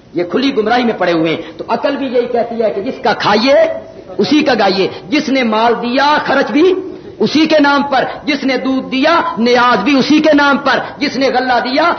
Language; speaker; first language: Urdu; non-native, local second language; Punjabi